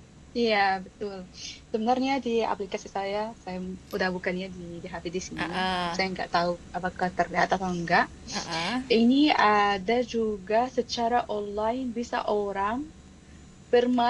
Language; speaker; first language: Indonesian; non-native, fluent; Arabic